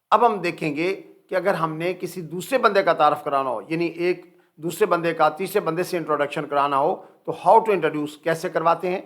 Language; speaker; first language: Urdu; native; Urdu